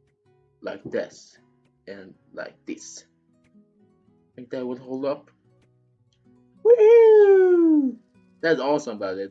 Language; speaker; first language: English; non-native, fluent; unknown